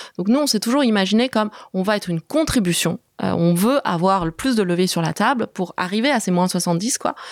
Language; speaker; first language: French; early bilingual, other home language; Chinese